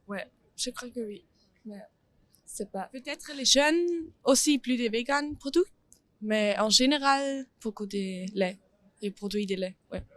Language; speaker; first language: French; non-native, learner; German